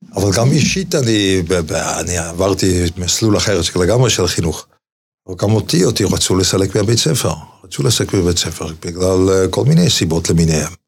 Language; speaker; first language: Hebrew; non-native, fluent; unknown